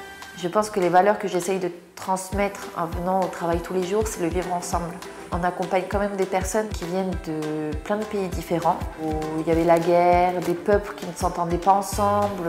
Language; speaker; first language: French; native; French